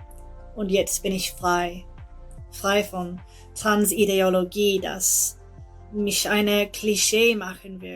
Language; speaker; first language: German; non-native, learner; English